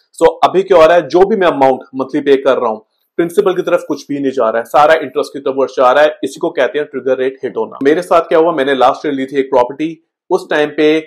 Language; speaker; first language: Hindi; native; Hindi